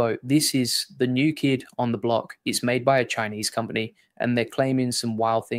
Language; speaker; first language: English; native; English